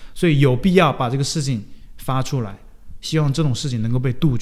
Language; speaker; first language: Chinese; native; Chinese